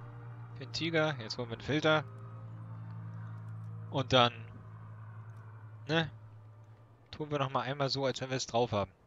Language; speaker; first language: German; native; German